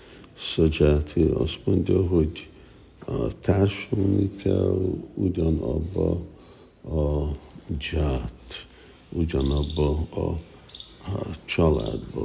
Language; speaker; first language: Hungarian; early bilingual, heritage; Hungarian